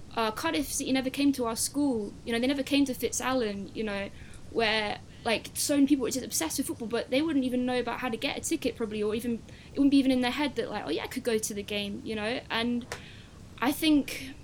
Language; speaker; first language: English; native; English